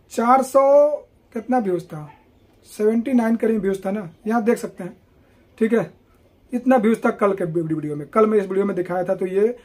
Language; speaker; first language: Hindi; native; Hindi